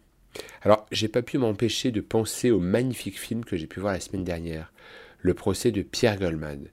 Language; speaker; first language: French; native; French